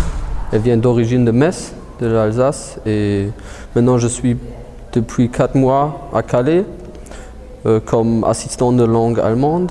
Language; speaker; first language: French; early bilingual, heritage; German